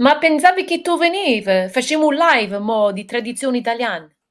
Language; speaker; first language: Italian; early bilingual, heritage; English